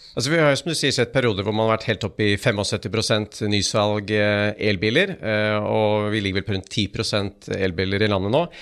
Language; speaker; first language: Norwegian; native; Norwegian